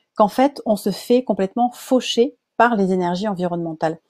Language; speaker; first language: French; native; French